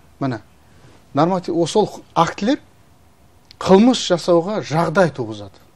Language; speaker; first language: Kazakh; native; Kazakh